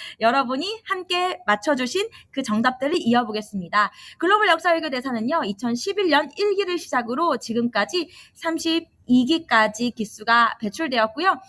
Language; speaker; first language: Korean; native; Korean